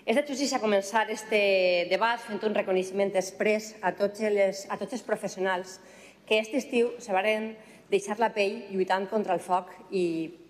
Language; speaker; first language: Catalan; non-native, local second language; Spanish